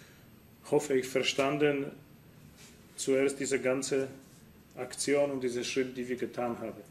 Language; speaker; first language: German; non-native, fluent; Polish